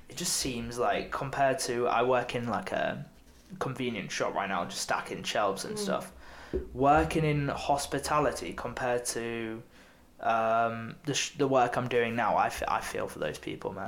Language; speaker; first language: English; native; English